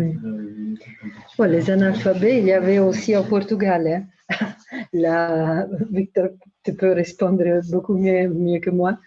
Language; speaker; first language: French; non-native, fluent; Italian